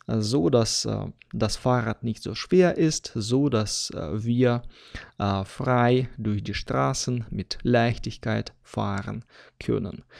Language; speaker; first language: German; non-native, fluent; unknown